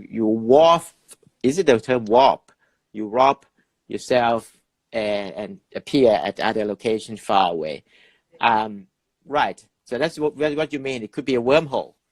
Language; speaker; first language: English; non-native, fluent; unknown